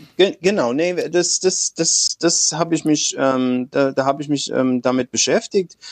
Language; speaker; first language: German; non-native, fluent; English